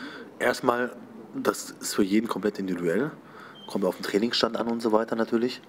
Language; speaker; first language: German; native; German